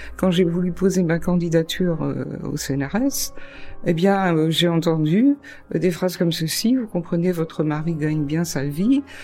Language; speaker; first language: French; native; French